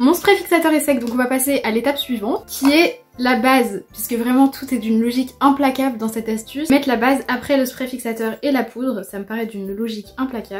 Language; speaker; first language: French; native; French